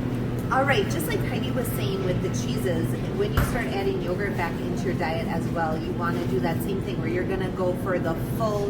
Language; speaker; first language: English; native; English